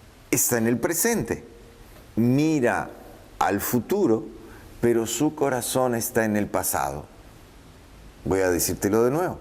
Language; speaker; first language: Spanish; native; Spanish